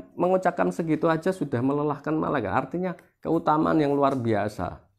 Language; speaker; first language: Indonesian; non-native, local second language; Javanese